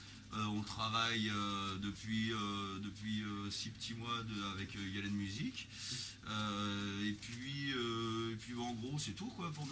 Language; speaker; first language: French; native; French